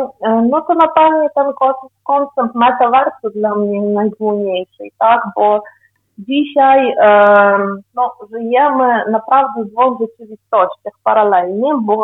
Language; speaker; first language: Polish; non-native, fluent; Ukrainian